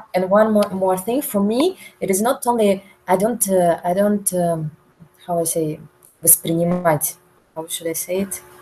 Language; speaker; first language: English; non-native, learner; Russian